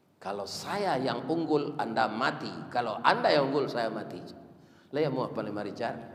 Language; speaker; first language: Malay; non-native, local second language; Minangkabau